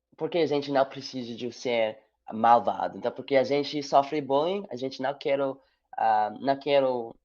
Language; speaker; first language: Portuguese; non-native, learner; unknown